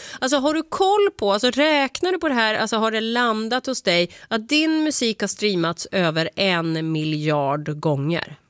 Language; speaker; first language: Swedish; native; Swedish